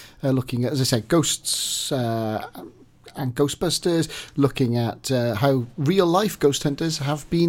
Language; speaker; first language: English; native; English